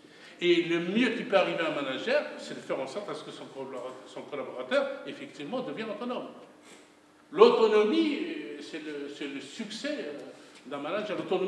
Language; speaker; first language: French; non-native, local second language; Arabic